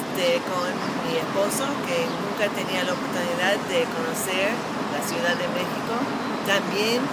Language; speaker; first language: Spanish; non-native, fluent; English